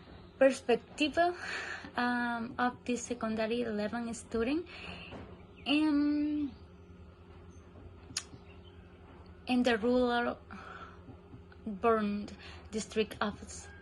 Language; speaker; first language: English; non-native, learner; Spanish